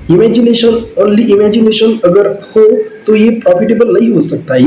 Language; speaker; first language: Hindi; non-native, local second language; Marathi